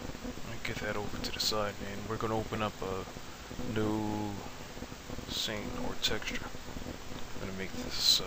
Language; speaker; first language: English; native; English